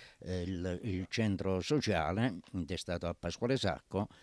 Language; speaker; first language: Italian; native; Italian